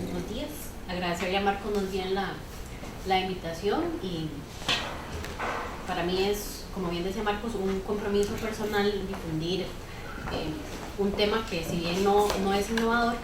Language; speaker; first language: Spanish; native; Spanish